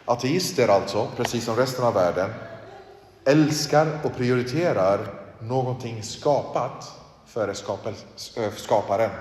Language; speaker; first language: Swedish; early bilingual, other home language; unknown